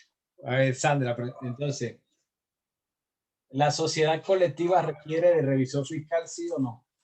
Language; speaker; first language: Spanish; native; Spanish